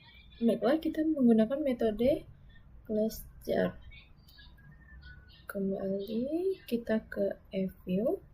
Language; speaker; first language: Indonesian; native; Indonesian